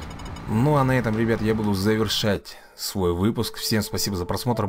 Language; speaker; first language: Russian; native; Russian